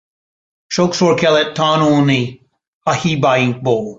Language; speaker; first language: Hungarian; non-native, fluent; English